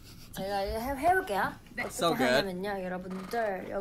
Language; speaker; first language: Korean; native; Korean